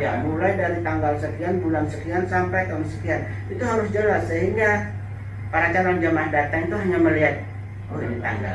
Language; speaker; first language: Indonesian; native; Indonesian